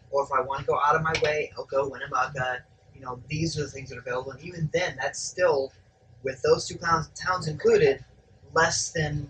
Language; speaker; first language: English; native; English